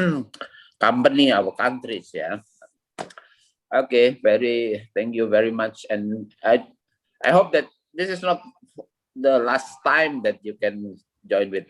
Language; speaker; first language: English; non-native, learner; Indonesian